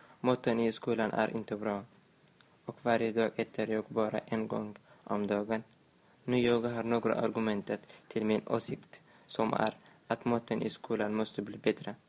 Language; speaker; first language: Swedish; non-native, learner; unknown